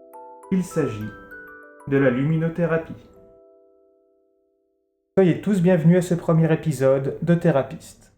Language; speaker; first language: French; native; French